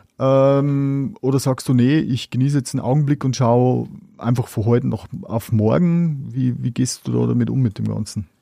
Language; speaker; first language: German; native; German